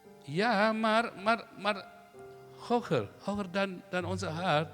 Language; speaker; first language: Dutch; non-native, learner; Indonesian